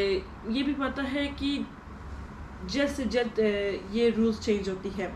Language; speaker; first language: Hindi; non-native, learner; Turkish